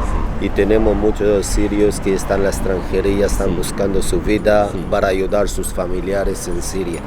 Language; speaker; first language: Spanish; non-native, learner; Arabic